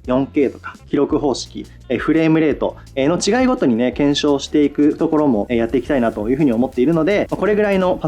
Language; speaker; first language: Japanese; native; Japanese